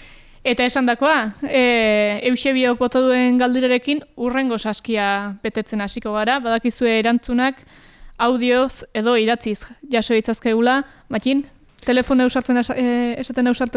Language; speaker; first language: Basque; native; Basque